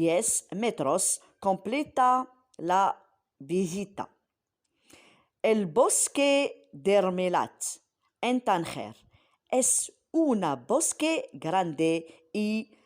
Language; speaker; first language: Spanish; non-native, fluent; Arabic